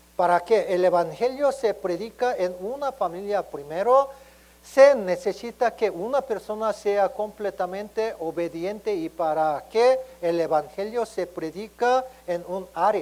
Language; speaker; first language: Spanish; non-native, learner; Korean